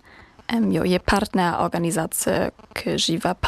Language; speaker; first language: Czech; non-native, learner; German